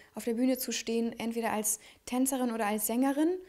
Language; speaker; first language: German; native; German